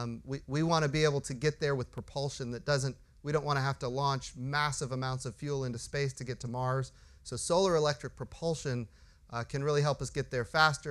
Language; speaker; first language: English; native; English